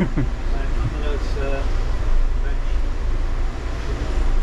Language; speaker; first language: German; non-native, learner; Dutch